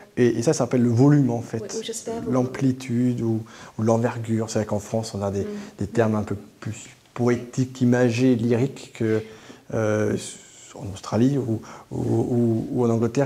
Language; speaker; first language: French; native; French